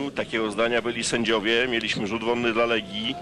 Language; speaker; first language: Polish; native; Polish